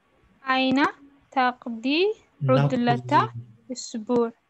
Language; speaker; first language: Arabic; non-native, learner; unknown